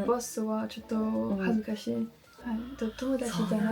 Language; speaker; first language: Japanese; non-native, learner; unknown